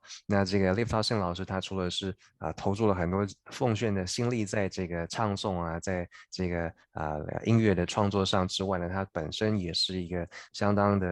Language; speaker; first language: Chinese; native; Chinese